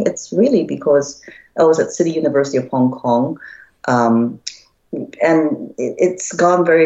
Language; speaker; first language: English; non-native, local second language; Cantonese